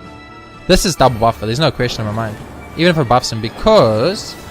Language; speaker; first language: English; native; English